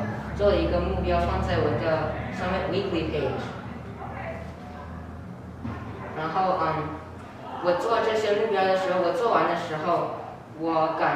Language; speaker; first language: Chinese; non-native, learner; English